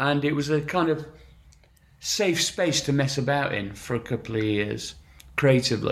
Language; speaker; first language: English; native; English